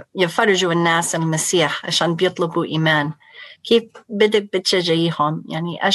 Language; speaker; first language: Arabic; non-native, fluent; English